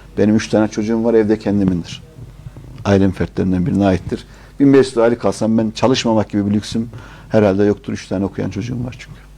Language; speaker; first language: Turkish; native; Turkish